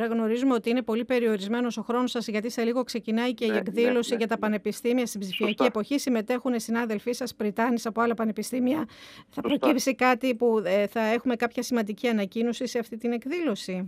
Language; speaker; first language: Greek; native; Greek